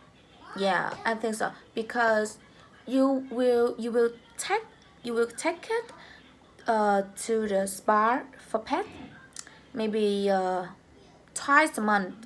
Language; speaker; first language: English; non-native, learner; Vietnamese